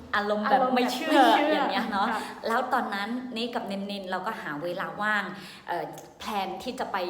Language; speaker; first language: Thai; non-native, fluent; Burmese